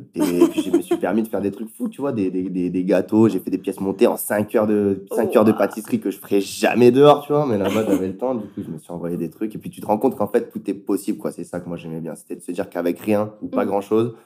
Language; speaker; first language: French; native; French